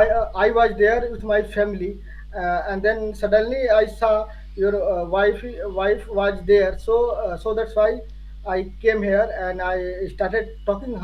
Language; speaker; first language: English; non-native, learner; Hindi